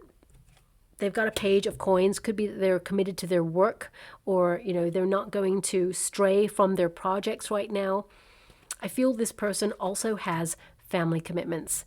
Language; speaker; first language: English; native; English